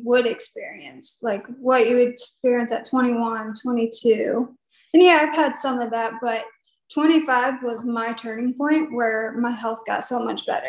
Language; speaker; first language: English; native; English